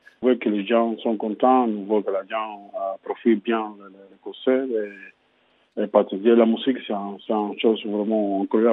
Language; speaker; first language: French; non-native, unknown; Spanish